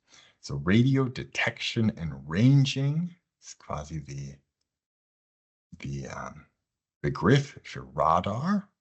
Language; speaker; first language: German; non-native, fluent; English